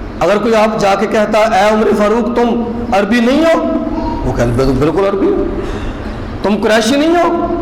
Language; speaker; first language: Urdu; non-native, local second language; Punjabi